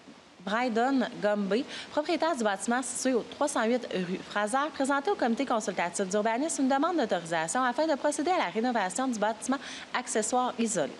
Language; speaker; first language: French; native; French